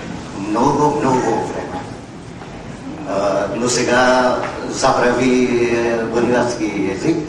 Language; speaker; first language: Bulgarian; non-native, learner; Vietnamese